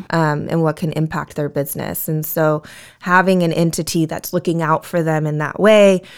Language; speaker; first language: English; native; English